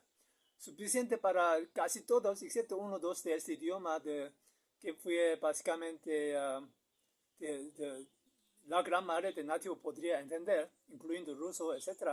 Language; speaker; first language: Spanish; non-native, learner; Korean